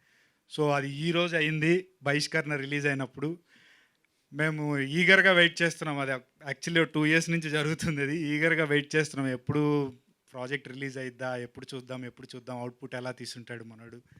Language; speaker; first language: Telugu; native; Telugu